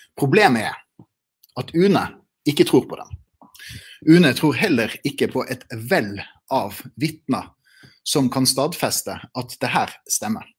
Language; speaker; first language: Norwegian; native; Norwegian